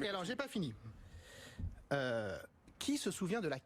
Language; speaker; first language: French; native; French